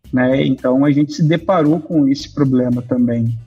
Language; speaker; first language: Portuguese; native; Portuguese